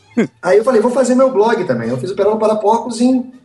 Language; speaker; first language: Portuguese; native; Portuguese